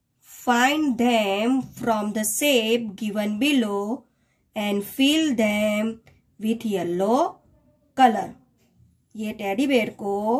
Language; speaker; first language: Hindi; non-native, local second language; Gujarati